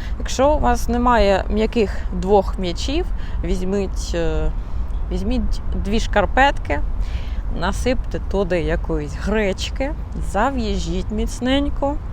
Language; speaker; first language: Ukrainian; non-native, local second language; Russian